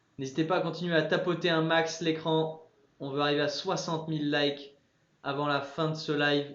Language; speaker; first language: French; early bilingual, other home language; English